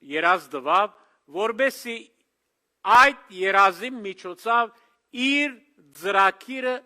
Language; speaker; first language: Armenian; early bilingual, heritage; Armenian